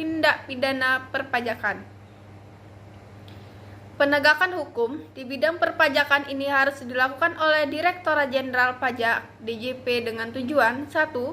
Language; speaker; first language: Indonesian; native; Indonesian